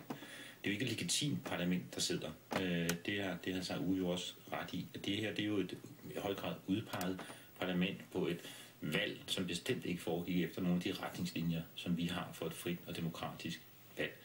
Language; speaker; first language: Danish; native; Danish